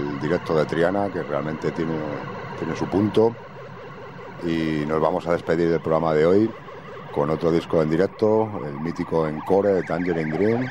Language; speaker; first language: Spanish; native; Spanish